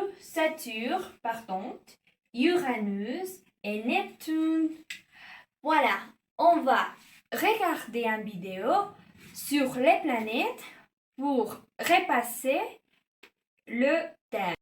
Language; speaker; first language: French; non-native, learner; Spanish